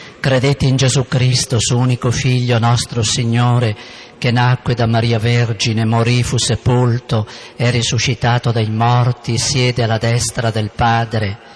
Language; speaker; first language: Italian; native; Italian